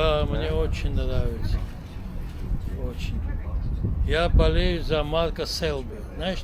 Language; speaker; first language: Russian; non-native, local second language; Armenian